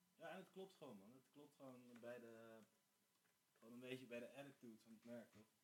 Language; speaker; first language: Dutch; native; Dutch